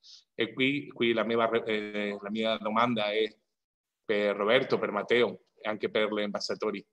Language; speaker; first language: Italian; non-native, fluent; Spanish